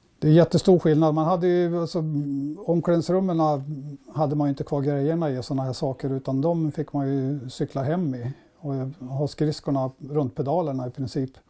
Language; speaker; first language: Swedish; native; Swedish